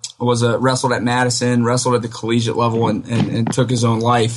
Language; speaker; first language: English; native; English